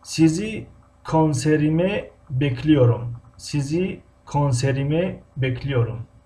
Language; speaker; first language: Turkish; non-native, fluent; Tajik